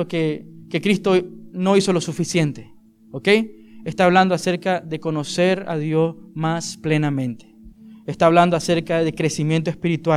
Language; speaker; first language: Spanish; native; Spanish